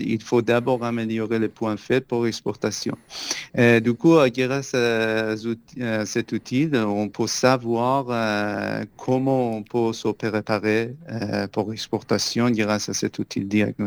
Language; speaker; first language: French; non-native, fluent; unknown